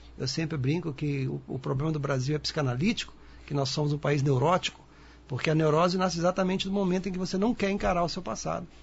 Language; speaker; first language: Portuguese; native; Portuguese